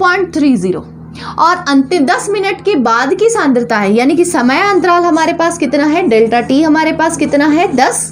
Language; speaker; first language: Hindi; native; Hindi